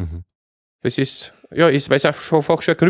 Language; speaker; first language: German; native; German